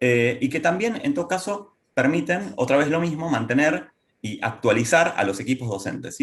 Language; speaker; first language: Spanish; native; Spanish